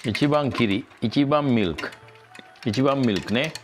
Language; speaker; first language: Japanese; non-native, fluent; Sinhala